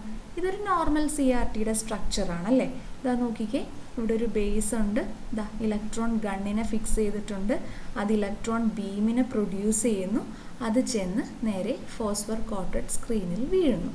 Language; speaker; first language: Malayalam; native; Malayalam